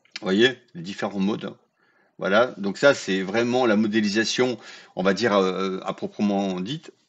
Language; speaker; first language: French; native; French